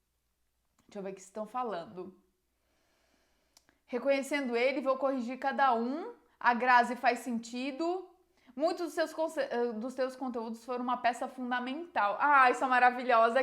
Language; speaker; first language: Portuguese; native; Portuguese